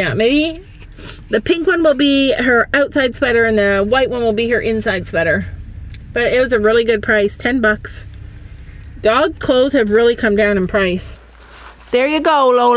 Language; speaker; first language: English; native; English